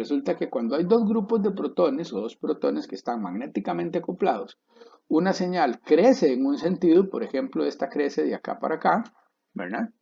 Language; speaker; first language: Spanish; native; Spanish